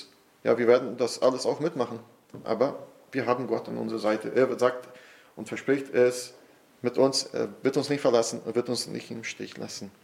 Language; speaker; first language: German; non-native, fluent; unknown